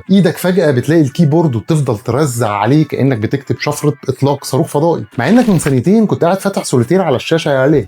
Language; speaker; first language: Arabic; native; Arabic